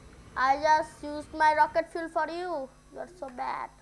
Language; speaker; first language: English; non-native, learner; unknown